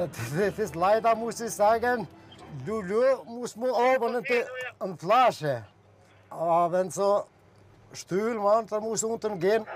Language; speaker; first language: German; non-native, learner; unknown